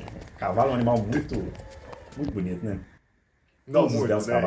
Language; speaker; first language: Portuguese; native; Portuguese